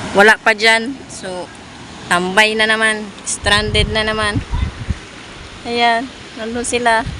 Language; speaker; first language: Filipino; non-native, local second language; Bikol